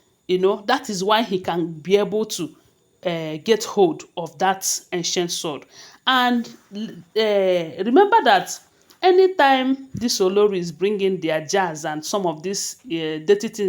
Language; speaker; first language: English; non-native, local second language; Yoruba